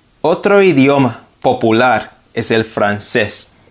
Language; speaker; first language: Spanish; non-native, fluent; English